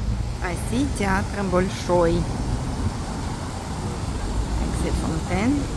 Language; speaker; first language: French; non-native, fluent; Russian